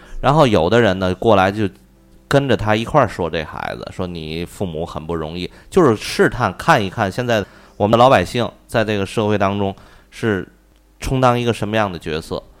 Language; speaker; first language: Chinese; native; Chinese